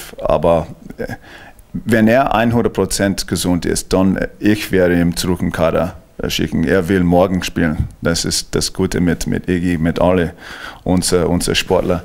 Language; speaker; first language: German; non-native, fluent; English